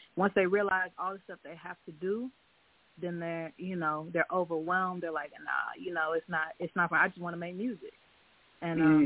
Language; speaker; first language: English; native; English